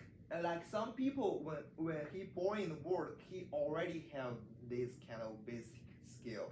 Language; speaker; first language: English; non-native, learner; Chinese